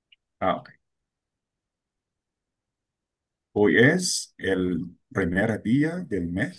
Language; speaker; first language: Spanish; non-native, learner; Filipino